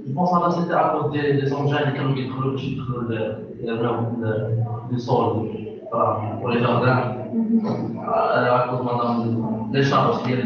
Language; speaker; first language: French; non-native, local second language; Arabic